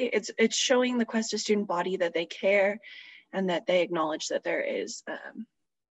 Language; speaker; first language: English; native; English